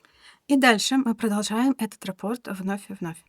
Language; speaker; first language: Russian; native; Russian